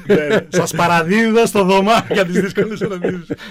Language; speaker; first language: Greek; native; Greek